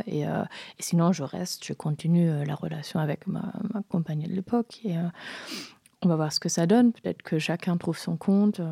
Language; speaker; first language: French; non-native, fluent; German